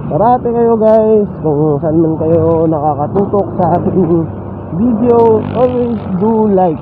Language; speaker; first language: Filipino; non-native, local second language; Cebuano